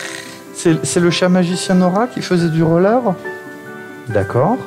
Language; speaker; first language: French; native; French